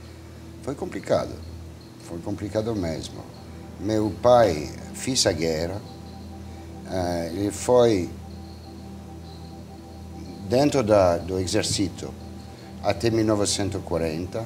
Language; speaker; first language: Portuguese; non-native, fluent; French